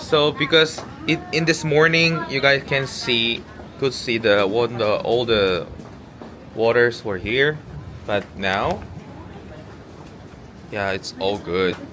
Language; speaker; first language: English; non-native, learner; Korean